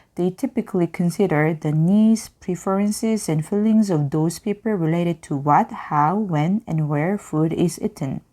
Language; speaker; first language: English; non-native, fluent; Korean